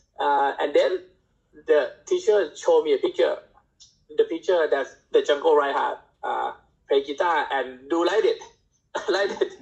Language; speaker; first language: English; non-native, learner; Thai